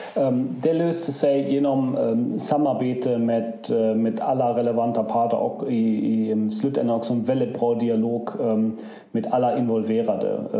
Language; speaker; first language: Swedish; non-native, fluent; German